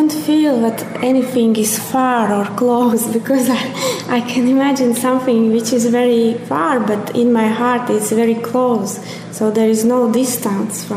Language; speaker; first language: English; non-native, fluent; Latvian